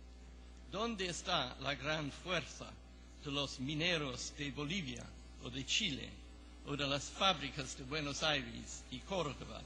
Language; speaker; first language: Spanish; non-native, fluent; English